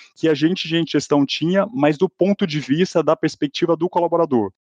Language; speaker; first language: Portuguese; native; Portuguese